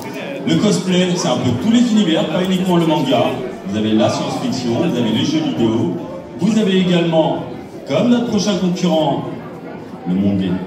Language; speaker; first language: French; native; French